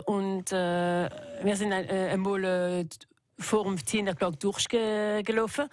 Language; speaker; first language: German; non-native, local second language; French